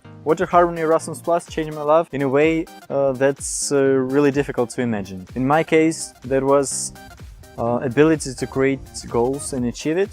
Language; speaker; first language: English; non-native, fluent; Ukrainian